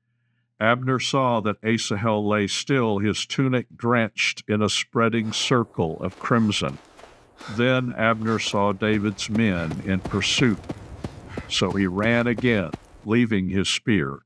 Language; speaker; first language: English; native; English